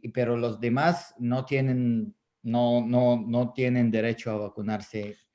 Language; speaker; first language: Spanish; non-native, fluent; Arabic